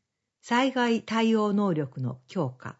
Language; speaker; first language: Japanese; native; Japanese